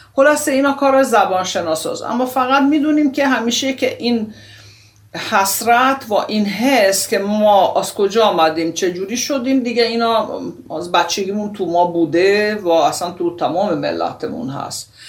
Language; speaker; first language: Persian; non-native, fluent; Hungarian